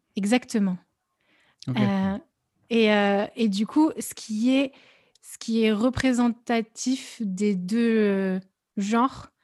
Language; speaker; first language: French; native; French